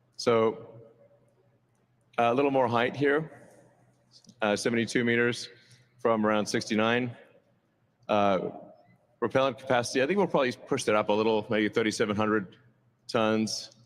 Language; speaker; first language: English; native; English